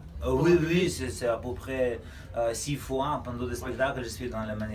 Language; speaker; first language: French; non-native, learner; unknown